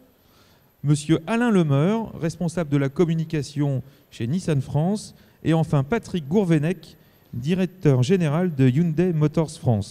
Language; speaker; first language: French; native; French